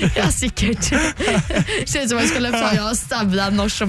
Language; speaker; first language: Norwegian; native; Norwegian